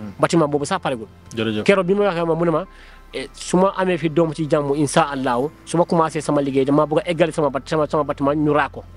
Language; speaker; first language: Wolof; non-native, local second language; Fula